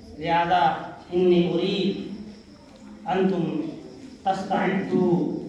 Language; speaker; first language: Arabic; non-native, fluent; Urdu